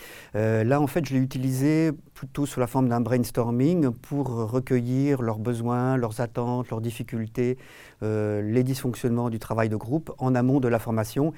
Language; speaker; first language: French; native; French